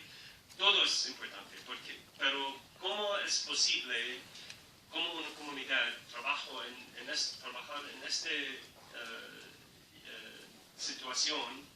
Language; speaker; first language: Spanish; non-native, learner; English